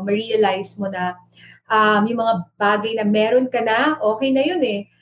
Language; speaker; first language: Filipino; non-native, local second language; Iloko